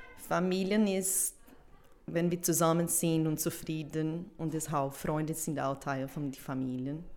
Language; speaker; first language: German; non-native, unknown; Portuguese